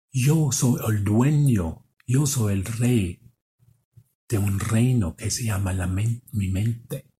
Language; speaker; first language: Spanish; non-native, fluent; German